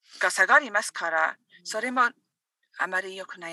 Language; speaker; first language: Japanese; non-native, learner; English